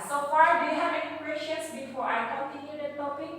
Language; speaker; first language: English; non-native, fluent; Indonesian